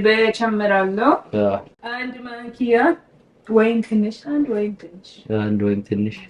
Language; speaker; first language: Amharic; non-native, learner; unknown